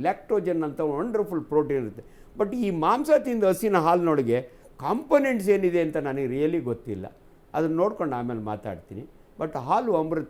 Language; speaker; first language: Kannada; native; Kannada